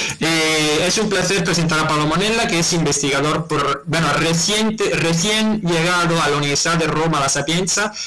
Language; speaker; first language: Spanish; non-native, fluent; Italian